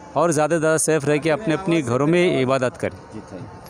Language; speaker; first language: Hindi; non-native, local second language; Urdu